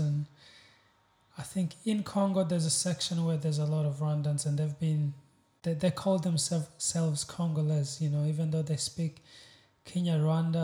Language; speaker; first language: English; non-native, local second language; Kinyarwanda